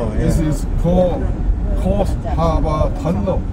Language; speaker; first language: English; non-native, learner; Cantonese